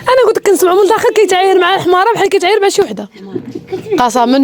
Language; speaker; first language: Arabic; native; Arabic